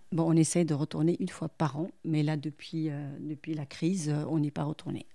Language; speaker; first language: French; non-native, local second language; Arabic